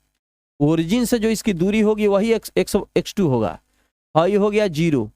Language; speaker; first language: Hindi; non-native, local second language; Bhojpuri